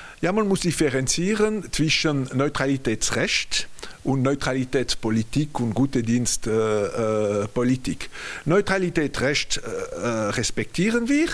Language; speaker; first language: German; non-native, local second language; French